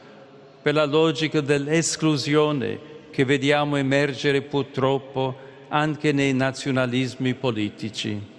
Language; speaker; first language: Italian; non-native, fluent; English